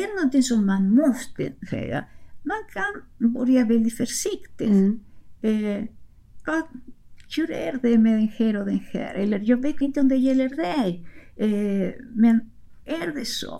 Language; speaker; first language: Swedish; non-native, fluent; Spanish